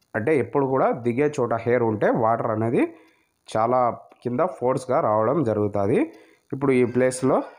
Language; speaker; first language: Telugu; native; Telugu